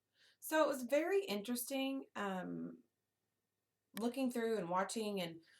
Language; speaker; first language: English; native; English